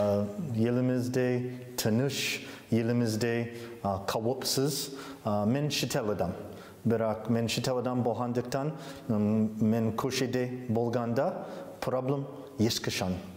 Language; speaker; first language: Kazakh; non-native, learner; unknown